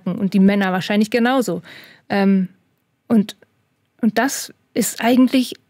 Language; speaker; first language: German; native; German